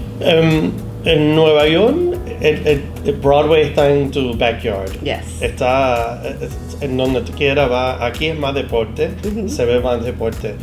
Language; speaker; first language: Spanish; early bilingual, heritage; Spanish